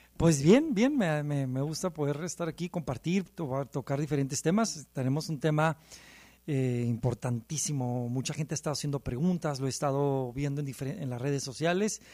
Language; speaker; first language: Spanish; early bilingual, heritage; Spanish